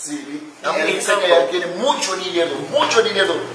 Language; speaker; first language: Portuguese; non-native, learner; Haitian Creole